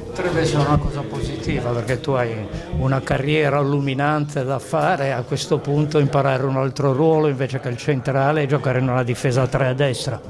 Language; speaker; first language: Italian; native; Italian